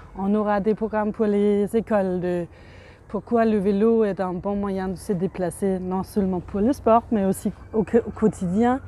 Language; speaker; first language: French; non-native, fluent; Danish